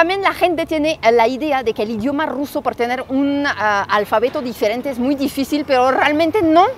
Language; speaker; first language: Spanish; non-native, fluent; French